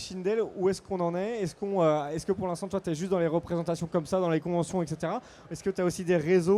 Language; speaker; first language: French; native; French